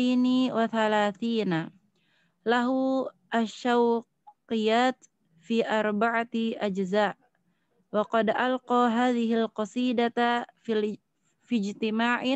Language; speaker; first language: Arabic; non-native, learner; Indonesian